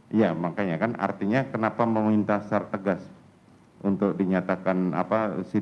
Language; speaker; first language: Indonesian; native; Indonesian